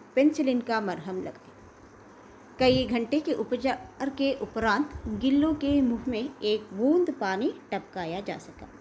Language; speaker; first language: Hindi; non-native, local second language; Kannada